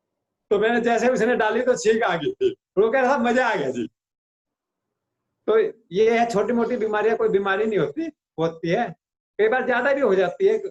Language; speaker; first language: Hindi; native; Hindi